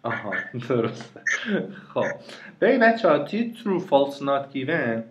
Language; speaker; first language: Persian; native; Persian